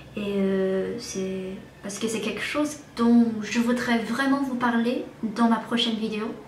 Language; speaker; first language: French; non-native, learner; English